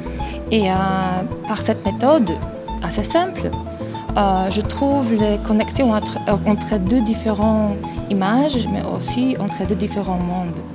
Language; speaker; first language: French; non-native, fluent; Polish